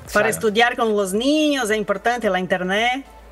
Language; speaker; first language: Spanish; non-native, learner; Portuguese